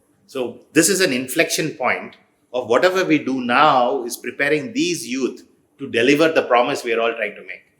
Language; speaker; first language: English; non-native, fluent; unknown